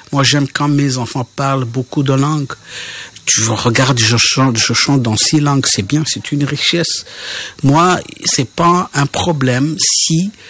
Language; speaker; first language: French; non-native, local second language; Kinyarwanda